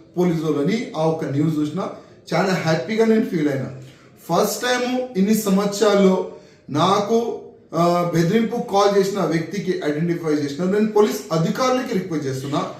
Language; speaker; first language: Telugu; non-native, local second language; Hindi